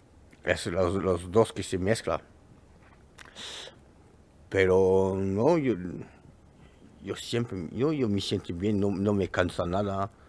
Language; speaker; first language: Spanish; non-native, learner; French